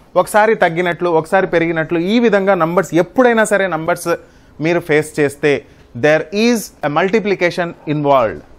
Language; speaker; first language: English; non-native, local second language; Telugu